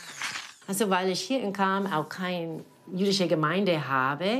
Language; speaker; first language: German; non-native, fluent; English